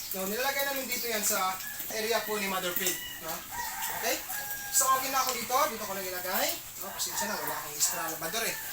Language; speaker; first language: Filipino; non-native, local second language; Cebuano